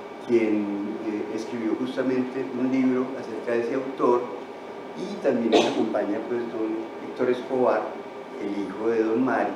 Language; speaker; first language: Spanish; native; Spanish